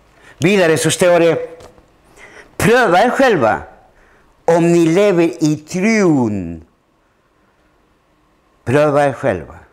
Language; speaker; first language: Swedish; non-native, fluent; Spanish